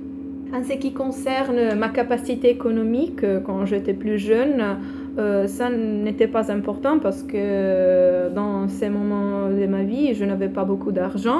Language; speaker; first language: French; non-native, fluent; Italian